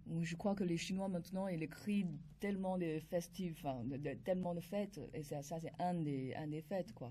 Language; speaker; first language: French; non-native, fluent; Chinese